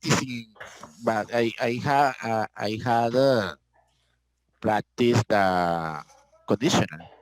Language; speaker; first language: English; non-native, learner; Spanish